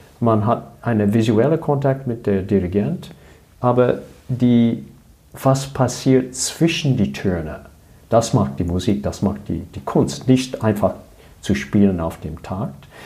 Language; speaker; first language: German; non-native, learner; English